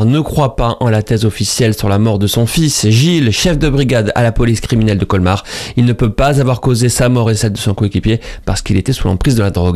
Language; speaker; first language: French; native; French